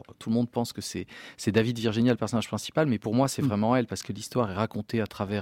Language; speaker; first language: French; native; French